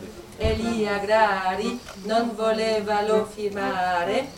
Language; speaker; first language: Italian; non-native, fluent; French